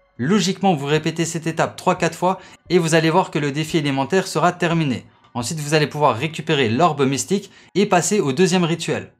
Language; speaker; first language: French; native; French